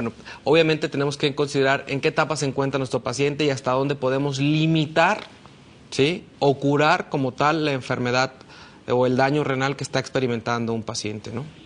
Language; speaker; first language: Spanish; native; Spanish